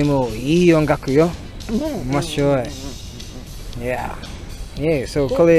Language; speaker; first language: Japanese; non-native, learner; English